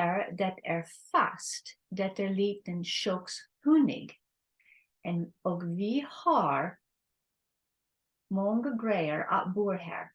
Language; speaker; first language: Swedish; non-native, learner; English